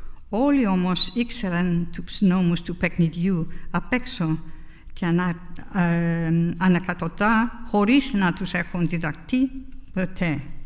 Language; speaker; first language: Greek; non-native, fluent; English